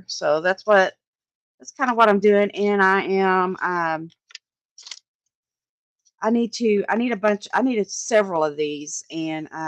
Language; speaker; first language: English; native; English